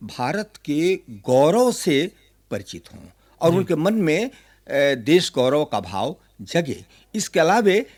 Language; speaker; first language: Hindi; native; Hindi